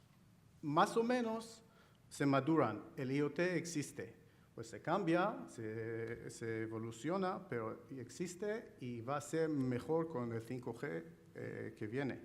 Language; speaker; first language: Spanish; non-native, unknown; Chinese